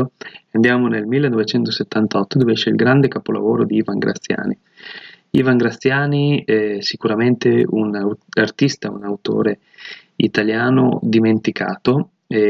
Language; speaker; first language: Italian; native; Italian